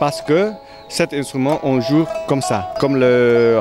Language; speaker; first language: French; non-native, learner; Chinese